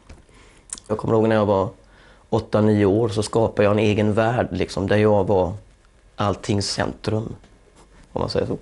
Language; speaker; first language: Swedish; native; Swedish